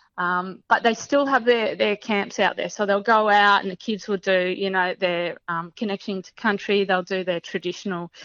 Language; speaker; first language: English; native; English